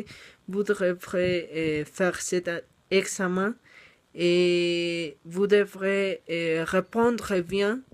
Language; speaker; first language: French; non-native, learner; Spanish